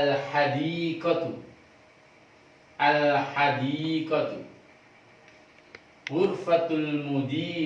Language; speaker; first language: Arabic; non-native, fluent; Indonesian